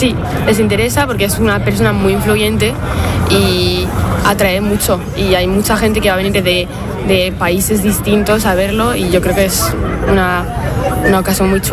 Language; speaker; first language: Spanish; non-native, fluent; French